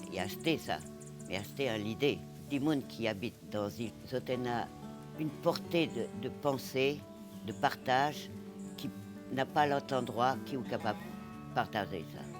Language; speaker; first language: French; non-native, local second language; Morisyen